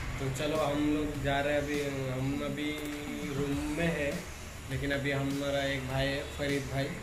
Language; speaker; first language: Hindi; non-native, local second language; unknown